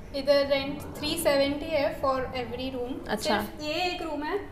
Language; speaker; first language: Hindi; non-native, local second language; Gujarati